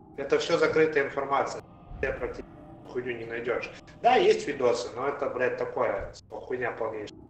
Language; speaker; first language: Russian; native; Russian